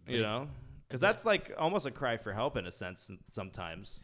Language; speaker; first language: English; early bilingual, other home language; French